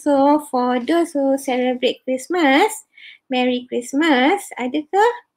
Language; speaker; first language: English; non-native, local second language; Malay